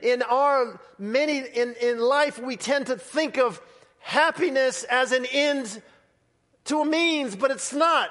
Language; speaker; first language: English; native; English